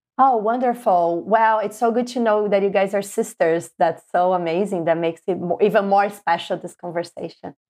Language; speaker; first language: English; non-native, fluent; Spanish